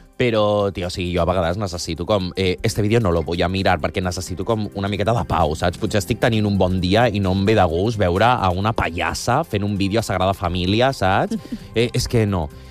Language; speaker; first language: Catalan; non-native, local second language; Spanish